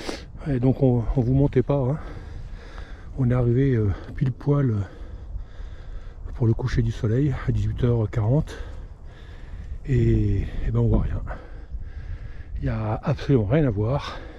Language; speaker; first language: French; native; French